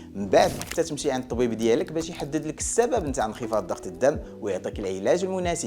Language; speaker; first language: Arabic; native; Arabic